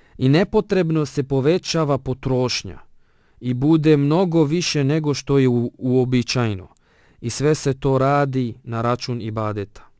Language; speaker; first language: Bosnian; non-native, fluent; Arabic